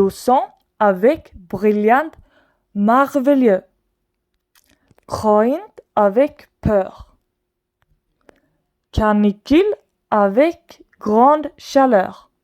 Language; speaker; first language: French; non-native, learner; Swedish